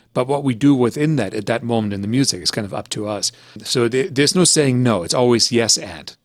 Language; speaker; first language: English; early bilingual, other home language; German